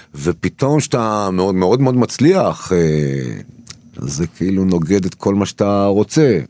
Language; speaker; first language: Hebrew; early bilingual, other home language; Turkish